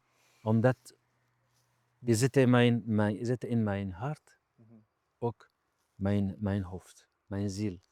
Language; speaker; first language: Dutch; non-native, learner; Arabic